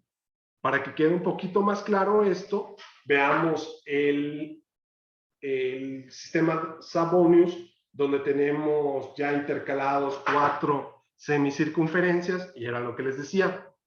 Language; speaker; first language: Spanish; native; Spanish